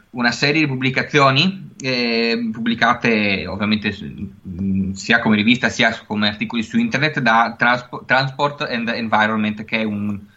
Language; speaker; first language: Italian; native; Italian